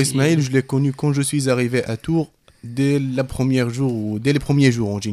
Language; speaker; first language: French; non-native, fluent; Arabic